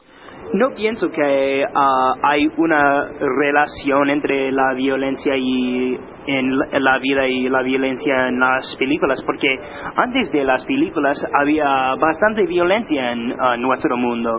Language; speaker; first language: Spanish; non-native, learner; English